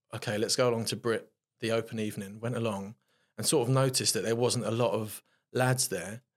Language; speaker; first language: English; native; English